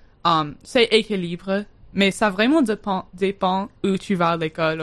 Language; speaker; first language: French; non-native, learner; English